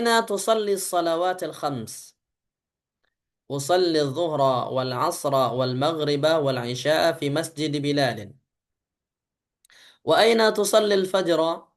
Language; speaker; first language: Arabic; non-native, fluent; Indonesian